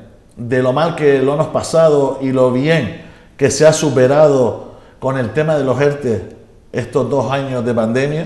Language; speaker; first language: Spanish; native; Spanish